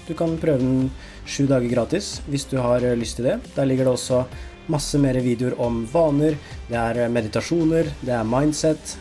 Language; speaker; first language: Norwegian; native; Norwegian